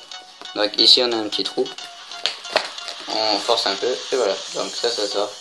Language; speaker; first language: French; native; French